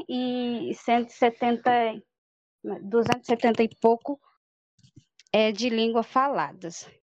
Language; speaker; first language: Portuguese; non-native, local second language; Guarani